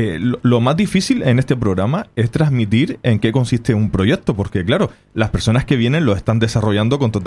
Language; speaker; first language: Spanish; native; Spanish